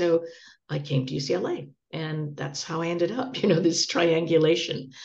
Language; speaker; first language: English; native; English